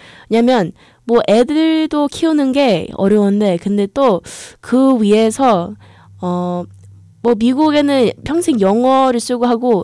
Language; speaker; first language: Korean; early bilingual, heritage; English